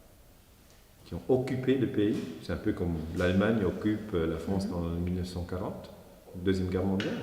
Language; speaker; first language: French; non-native, fluent; German